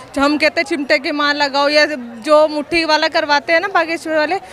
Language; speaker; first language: Hindi; native; Hindi